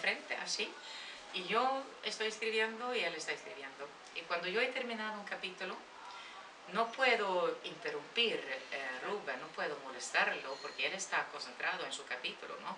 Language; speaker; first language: Spanish; non-native, fluent; Swedish